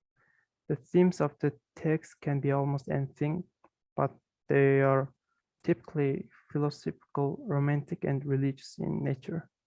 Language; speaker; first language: English; non-native, fluent; Mongolian